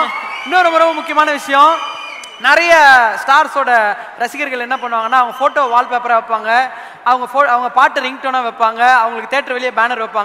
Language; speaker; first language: Tamil; native; Tamil